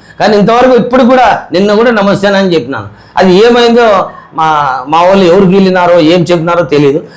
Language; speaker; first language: Telugu; native; Telugu